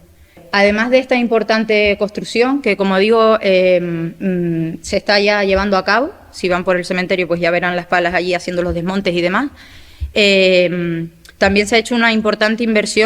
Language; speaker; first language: Spanish; native; Spanish